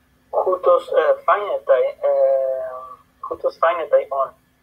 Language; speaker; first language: Greek; non-native, learner; Spanish